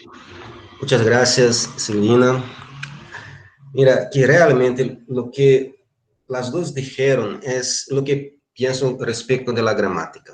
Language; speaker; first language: Spanish; non-native, fluent; Portuguese